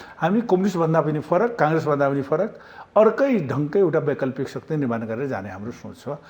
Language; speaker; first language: Nepali; non-native, local second language; Maithili